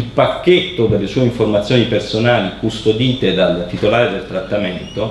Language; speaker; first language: Italian; native; Italian